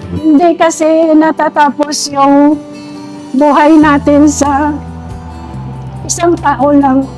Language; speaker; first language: Filipino; non-native, local second language; Hiligaynon